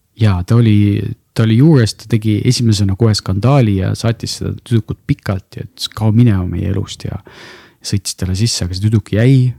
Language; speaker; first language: Estonian; non-native, local second language; Russian